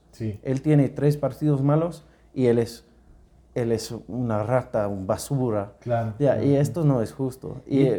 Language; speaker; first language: Spanish; non-native, fluent; English